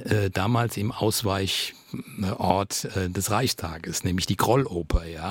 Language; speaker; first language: German; native; German